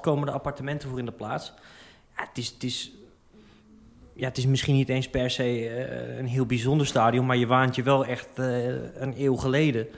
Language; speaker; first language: Dutch; native; Dutch